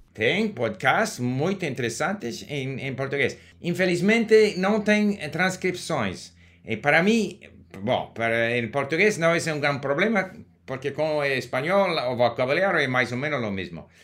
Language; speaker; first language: Portuguese; non-native, learner; English